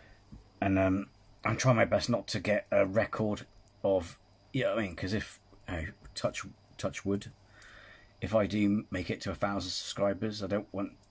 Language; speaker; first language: English; native; English